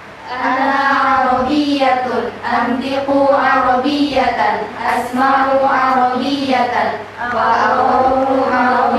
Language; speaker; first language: Arabic; non-native, learner; Indonesian